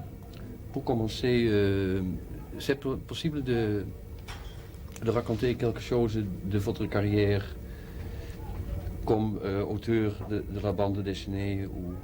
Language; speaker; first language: French; non-native, learner; Dutch